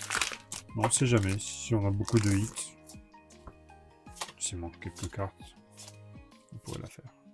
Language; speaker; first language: French; native; French